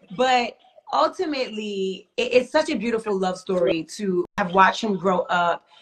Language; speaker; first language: English; native; English